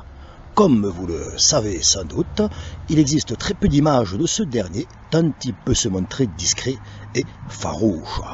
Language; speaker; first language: French; native; French